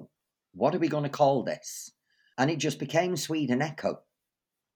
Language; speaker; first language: English; native; English